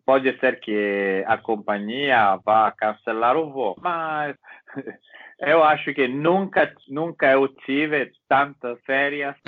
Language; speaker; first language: Portuguese; non-native, learner; Italian